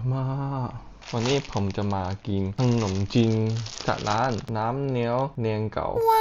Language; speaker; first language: Thai; non-native, learner; English